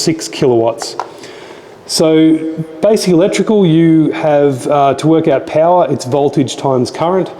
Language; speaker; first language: English; native; English